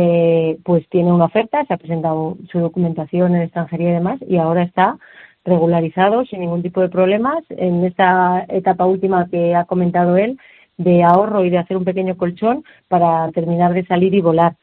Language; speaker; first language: Spanish; native; Spanish